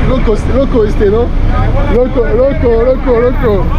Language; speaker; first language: Spanish; non-native, learner; French